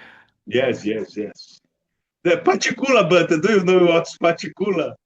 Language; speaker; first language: English; non-native, learner; Portuguese